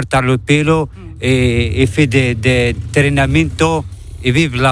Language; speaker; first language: Spanish; non-native, learner; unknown